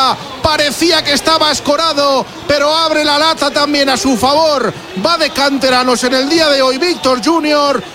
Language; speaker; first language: Spanish; native; Spanish